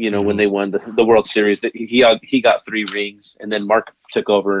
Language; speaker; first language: English; native; English